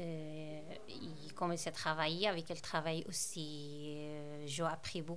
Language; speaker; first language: French; non-native, learner; Arabic